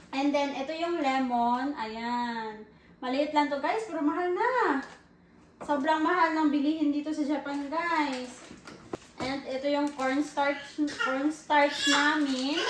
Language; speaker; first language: Filipino; native; Filipino